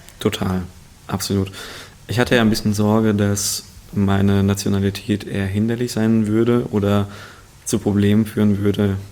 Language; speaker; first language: German; early bilingual, other home language; Russian